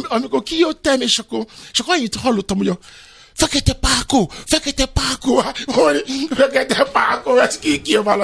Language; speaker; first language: Hungarian; non-native, fluent; Yoruba